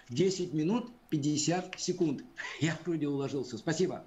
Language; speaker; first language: Russian; native; Russian